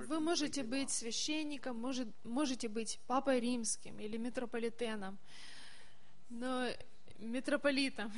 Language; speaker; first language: Russian; native; Russian